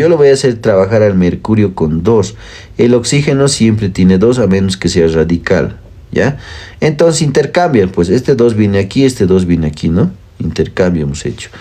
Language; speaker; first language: Spanish; native; Spanish